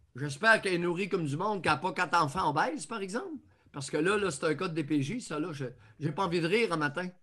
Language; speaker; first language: French; native; French